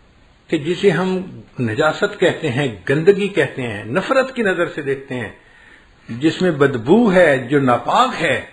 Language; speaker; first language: Urdu; native; Urdu